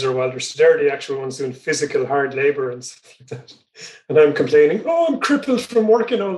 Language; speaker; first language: English; native; English